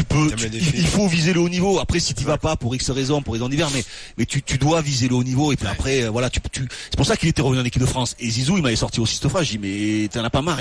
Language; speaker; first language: French; native; French